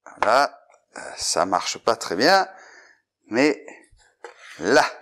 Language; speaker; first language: French; native; French